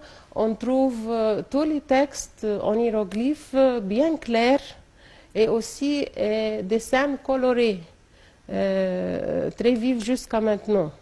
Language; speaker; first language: French; non-native, fluent; Arabic